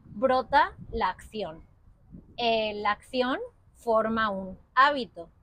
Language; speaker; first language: Spanish; native; Spanish